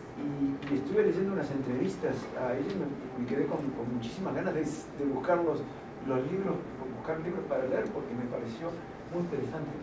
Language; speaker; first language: Spanish; native; Spanish